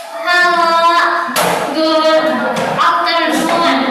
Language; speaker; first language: English; non-native, learner; Indonesian